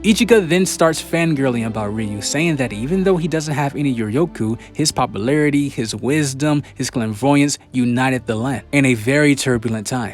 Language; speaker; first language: English; native; English